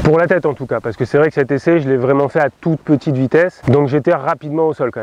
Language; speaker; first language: French; native; French